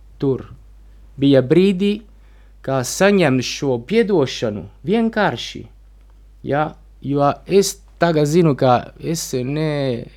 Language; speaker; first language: Latvian; non-native, learner; Italian